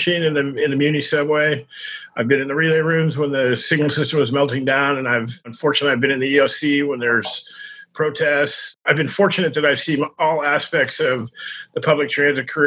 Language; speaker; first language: English; native; English